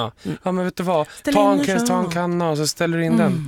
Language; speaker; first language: Swedish; native; Swedish